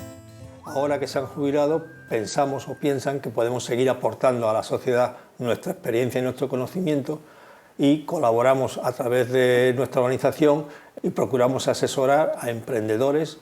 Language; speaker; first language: Spanish; native; Spanish